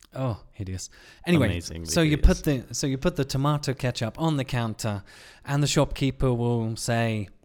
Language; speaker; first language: English; native; English